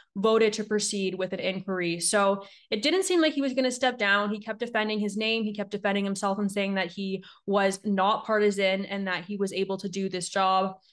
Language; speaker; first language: English; native; English